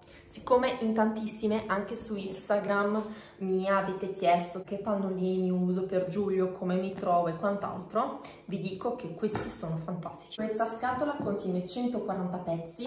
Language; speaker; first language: Italian; native; Italian